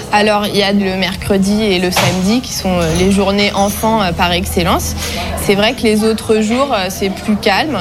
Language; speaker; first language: French; native; French